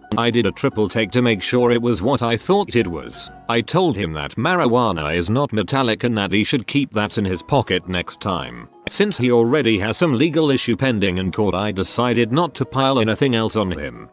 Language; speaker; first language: English; native; English